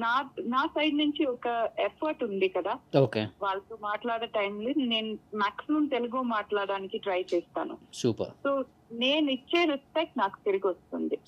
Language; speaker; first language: Telugu; non-native, fluent; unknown